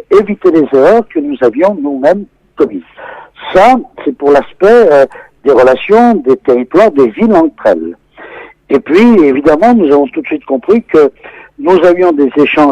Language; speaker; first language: French; native; French